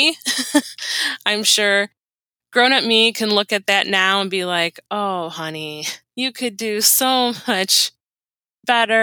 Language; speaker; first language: English; native; English